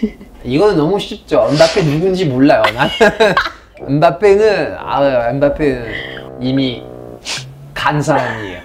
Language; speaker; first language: Korean; non-native, fluent; French